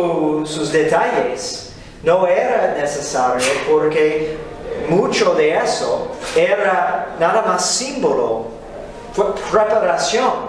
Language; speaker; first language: Spanish; non-native, fluent; English